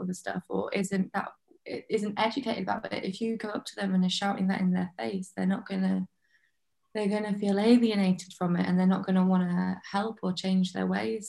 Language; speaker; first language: English; native; English